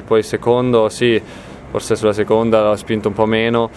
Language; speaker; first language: Italian; non-native, local second language; German